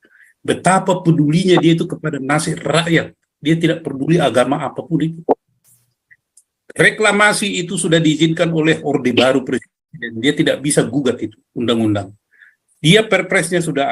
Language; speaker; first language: Indonesian; native; Indonesian